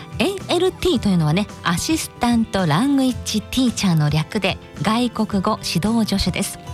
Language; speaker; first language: Japanese; native; Japanese